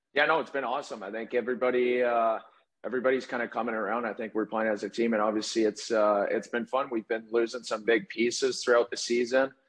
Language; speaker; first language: English; native; English